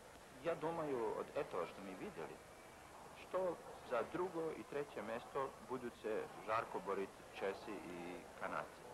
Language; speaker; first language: Russian; non-native, learner; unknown